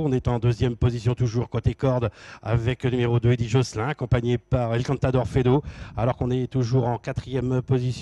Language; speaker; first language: French; native; French